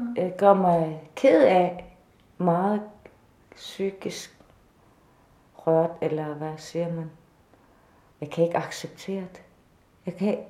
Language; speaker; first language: Danish; non-native, local second language; Kalaallisut